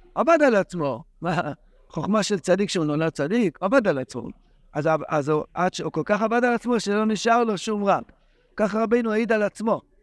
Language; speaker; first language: Hebrew; non-native, fluent; English